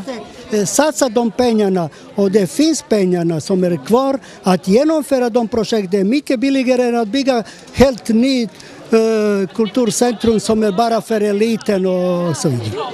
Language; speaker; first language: Swedish; non-native, fluent; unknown